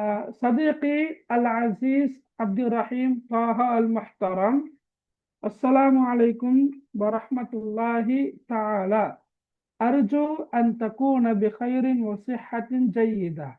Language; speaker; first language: Arabic; non-native, fluent; Tamil